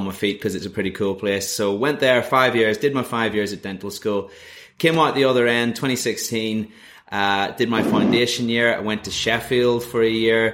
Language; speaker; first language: English; native; English